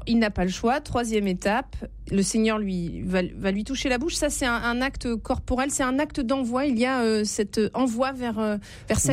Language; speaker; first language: French; native; French